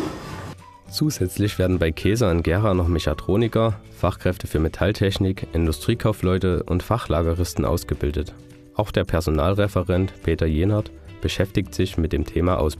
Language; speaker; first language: German; native; German